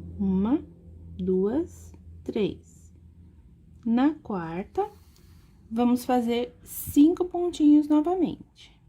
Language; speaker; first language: Portuguese; native; Portuguese